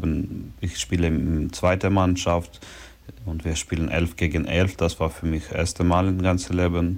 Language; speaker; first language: German; non-native, learner; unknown